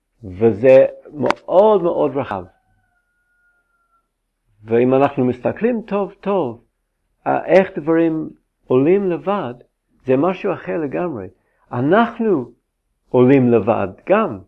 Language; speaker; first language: Hebrew; non-native, fluent; English